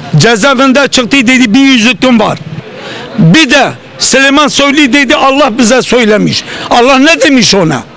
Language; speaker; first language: Turkish; non-native, local second language; Kurdish